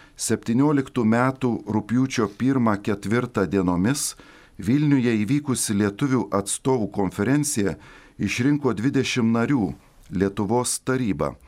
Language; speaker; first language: Lithuanian; native; Lithuanian